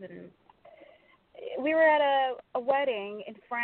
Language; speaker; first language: English; native; English